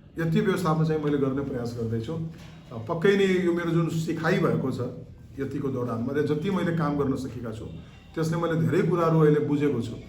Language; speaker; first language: Nepali; non-native, local second language; Marwari